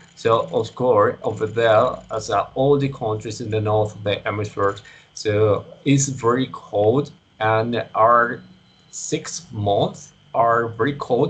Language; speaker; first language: English; non-native, learner; Spanish